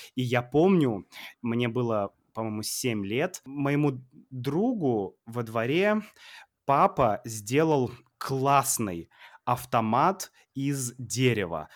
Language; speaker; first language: Russian; native; Russian